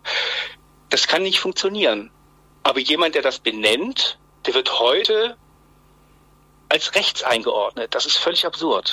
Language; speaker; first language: German; native; German